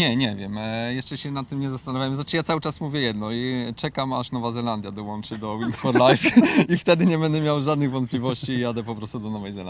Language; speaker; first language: Polish; native; Polish